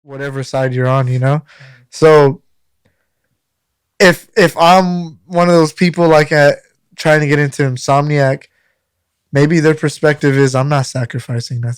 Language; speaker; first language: English; native; English